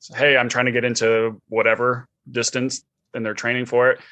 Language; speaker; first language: English; native; English